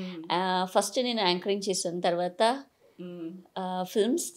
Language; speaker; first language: Telugu; non-native, learner; Malayalam